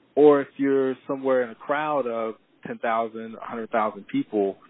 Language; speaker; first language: English; native; English